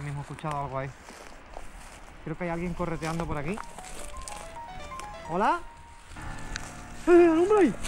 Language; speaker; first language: Spanish; native; Spanish